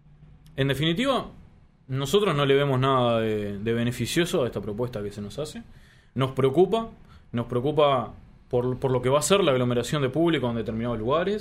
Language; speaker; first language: Spanish; native; Spanish